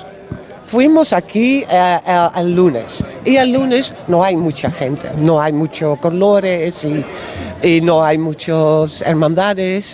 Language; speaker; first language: Spanish; non-native, learner; Dutch